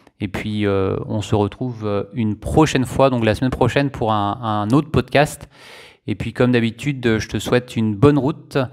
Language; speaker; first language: French; native; French